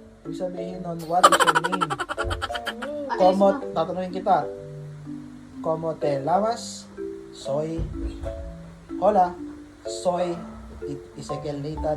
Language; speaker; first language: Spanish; non-native, learner; Filipino